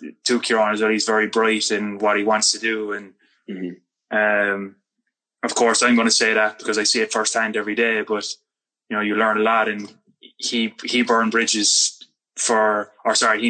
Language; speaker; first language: English; native; English